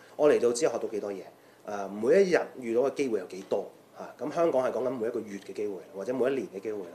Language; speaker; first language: Chinese; non-native, local second language; Cantonese